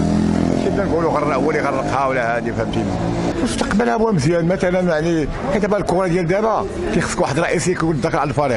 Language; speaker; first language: Arabic; native; Arabic